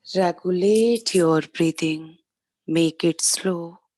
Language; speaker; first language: English; non-native, local second language; Hindi